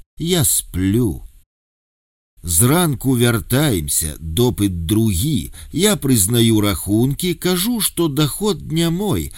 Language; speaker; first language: Belarusian; native; Belarusian